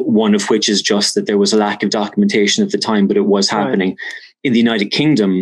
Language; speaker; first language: English; native; English